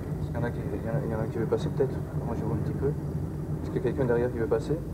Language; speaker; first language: French; native; French